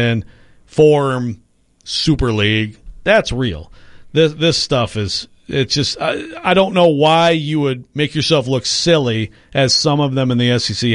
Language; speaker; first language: English; native; English